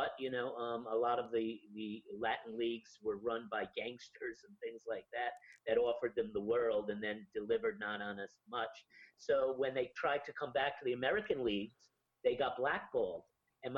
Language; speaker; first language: English; native; English